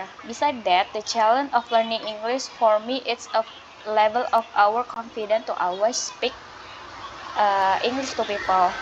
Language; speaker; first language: English; non-native, learner; Indonesian